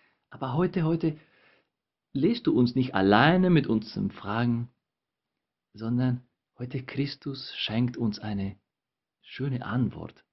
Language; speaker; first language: German; non-native, fluent; Spanish